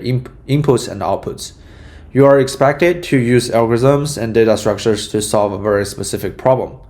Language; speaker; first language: English; non-native, fluent; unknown